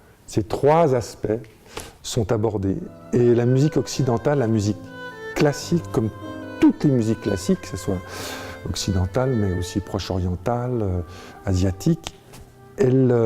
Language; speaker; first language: French; native; French